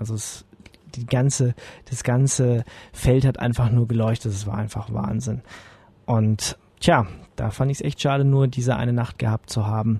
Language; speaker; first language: German; native; German